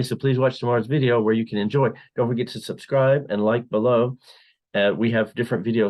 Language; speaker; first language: English; non-native, fluent; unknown